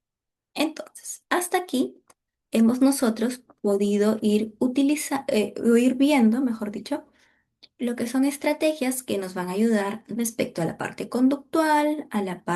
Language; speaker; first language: Spanish; native; Spanish